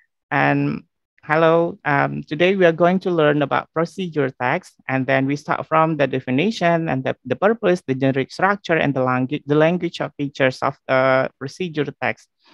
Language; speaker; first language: English; non-native, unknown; Indonesian